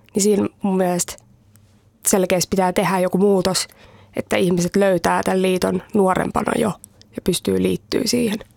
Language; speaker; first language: Finnish; early bilingual, heritage; Finnish